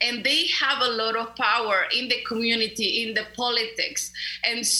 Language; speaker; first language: English; non-native, fluent; Spanish